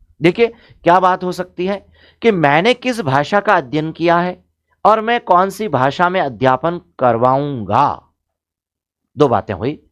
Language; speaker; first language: Hindi; native; Hindi